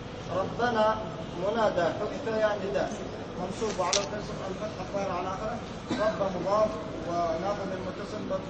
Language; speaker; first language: Arabic; non-native, learner; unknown